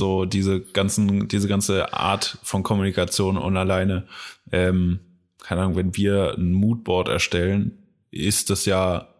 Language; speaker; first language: German; native; German